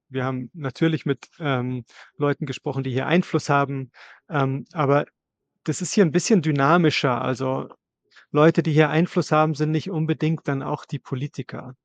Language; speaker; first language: German; native; German